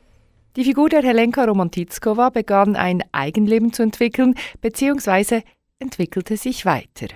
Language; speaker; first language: German; native; German